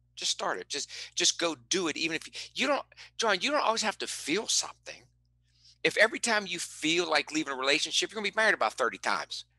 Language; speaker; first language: English; native; English